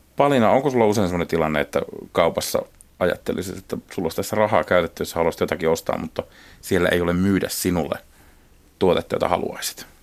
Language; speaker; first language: Finnish; native; Finnish